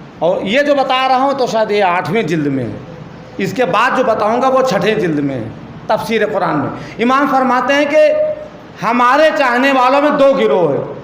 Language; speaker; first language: Urdu; native; Urdu